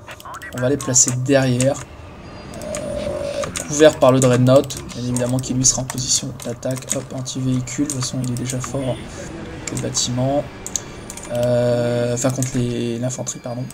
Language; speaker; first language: French; native; French